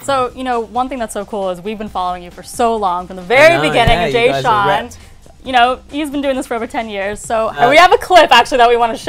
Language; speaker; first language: English; native; English